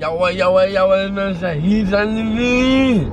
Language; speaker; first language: Dutch; native; Dutch